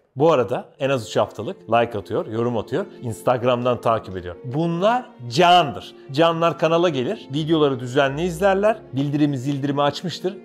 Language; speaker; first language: Turkish; native; Turkish